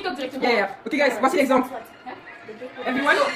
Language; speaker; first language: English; non-native, fluent; French